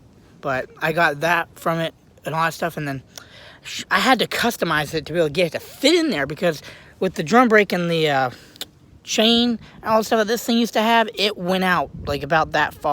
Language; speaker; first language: English; native; English